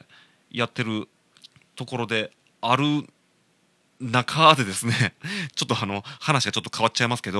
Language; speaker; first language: Japanese; native; Japanese